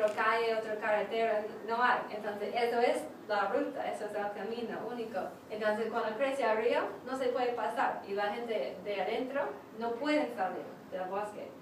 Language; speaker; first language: Spanish; non-native, fluent; English